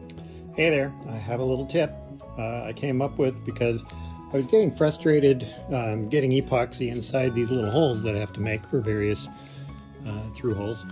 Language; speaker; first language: English; native; English